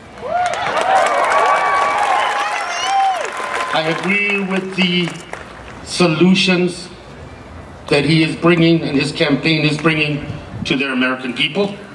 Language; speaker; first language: English; early bilingual, other home language; Spanish